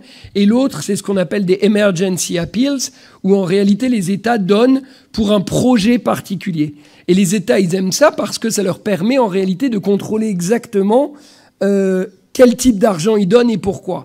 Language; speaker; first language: French; native; French